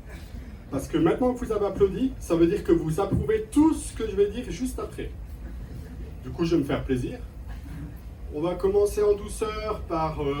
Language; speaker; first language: French; native; French